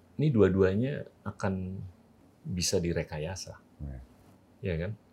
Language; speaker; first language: Indonesian; native; Indonesian